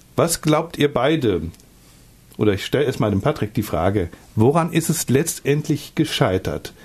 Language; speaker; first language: German; native; German